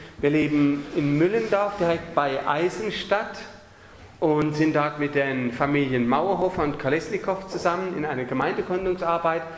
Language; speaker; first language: German; native; German